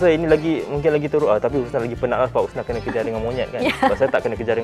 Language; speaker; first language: Malay; native; Malay